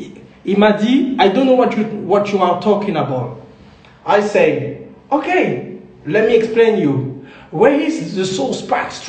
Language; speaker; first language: English; non-native, learner; French